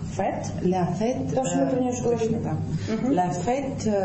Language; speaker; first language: French; non-native, learner; Russian